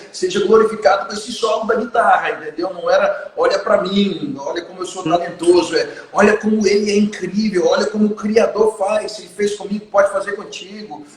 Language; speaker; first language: Portuguese; non-native, fluent; English